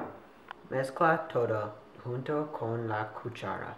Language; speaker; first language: Spanish; non-native, learner; English